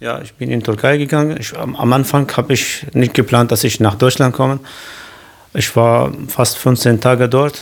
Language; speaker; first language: German; non-native, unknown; Kurdish